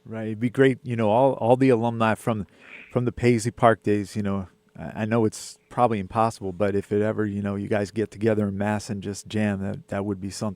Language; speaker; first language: English; native; English